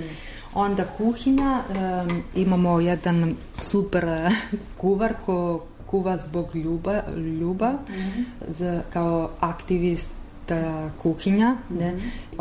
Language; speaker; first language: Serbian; non-native, learner; Italian